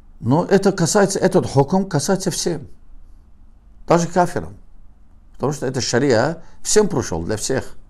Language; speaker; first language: Russian; non-native, learner; Azerbaijani